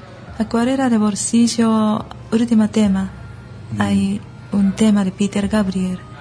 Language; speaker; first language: Spanish; non-native, learner; Japanese